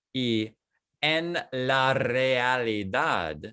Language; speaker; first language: Spanish; non-native, fluent; English